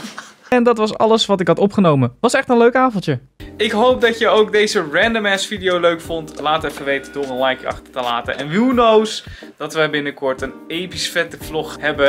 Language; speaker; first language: Dutch; native; Dutch